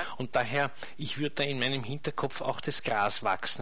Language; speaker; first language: German; native; German